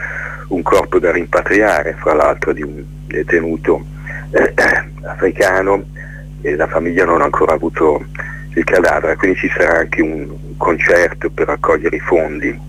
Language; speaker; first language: Italian; native; Italian